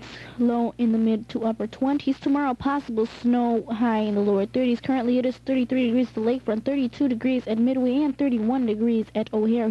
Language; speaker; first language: English; native; English